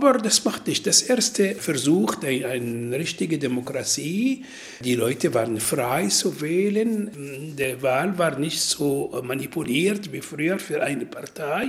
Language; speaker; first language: German; non-native, learner; Arabic